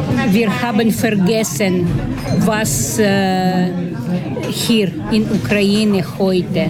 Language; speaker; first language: German; non-native, learner; Ukrainian